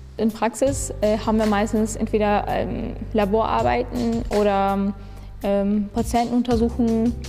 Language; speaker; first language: German; non-native, fluent; Turkish